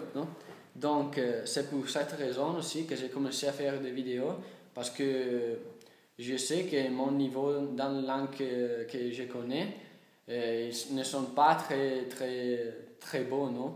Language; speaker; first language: French; non-native, learner; Italian